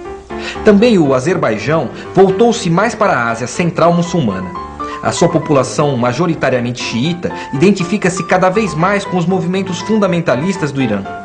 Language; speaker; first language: Portuguese; native; Portuguese